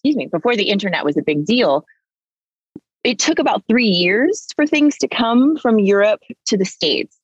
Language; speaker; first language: English; early bilingual, other home language; Spanish